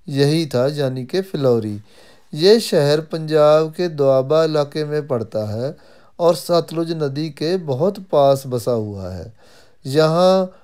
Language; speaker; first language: Hindi; non-native, local second language; Punjabi